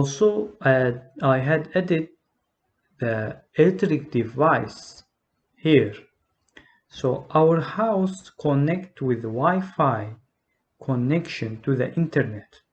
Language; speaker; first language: English; non-native, learner; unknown